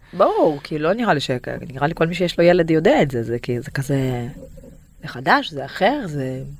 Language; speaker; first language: Hebrew; non-native, fluent; Russian